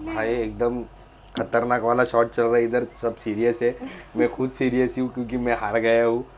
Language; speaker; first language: Hindi; non-native, local second language; Marathi